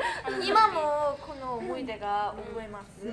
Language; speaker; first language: Japanese; non-native, learner; Korean